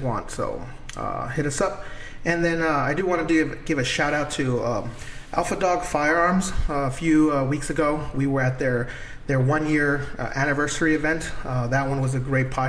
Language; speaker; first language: English; non-native, fluent; Spanish